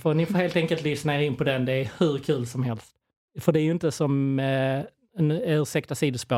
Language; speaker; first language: Swedish; native; Swedish